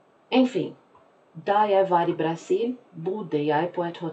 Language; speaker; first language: Norwegian; non-native, fluent; Portuguese